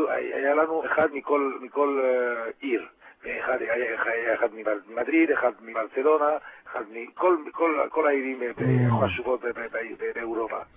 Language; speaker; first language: Hebrew; non-native, fluent; Spanish